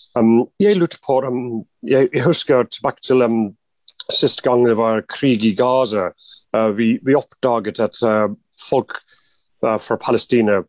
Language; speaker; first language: Norwegian; non-native, fluent; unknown